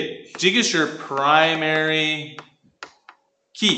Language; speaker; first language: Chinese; non-native, learner; English